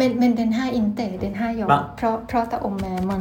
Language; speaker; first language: Swedish; non-native, learner; Thai